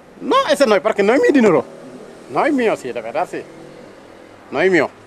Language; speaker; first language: Spanish; non-native, learner; Wolof